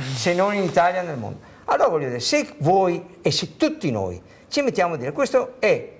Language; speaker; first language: Italian; native; Italian